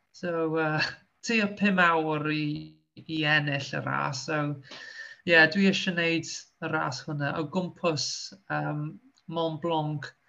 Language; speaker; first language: Welsh; non-native, local second language; English